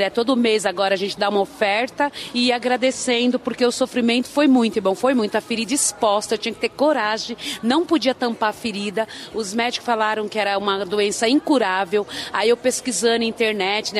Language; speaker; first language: Portuguese; native; Portuguese